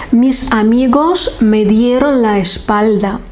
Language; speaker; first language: Spanish; non-native, fluent; Lithuanian